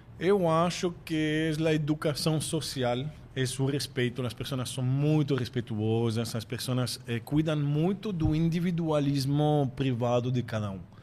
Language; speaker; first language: Portuguese; non-native, fluent; French